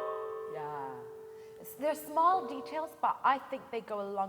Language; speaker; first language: English; native; English